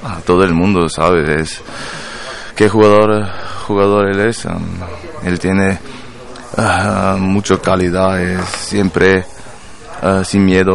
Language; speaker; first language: Spanish; non-native, learner; German